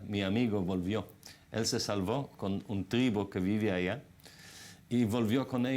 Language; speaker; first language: Spanish; non-native, fluent; Hebrew